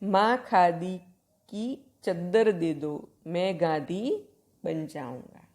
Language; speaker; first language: Hindi; non-native, local second language; Gujarati